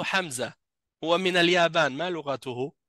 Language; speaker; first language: Arabic; non-native, fluent; French